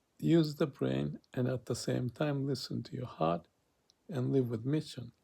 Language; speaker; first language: English; non-native, fluent; Japanese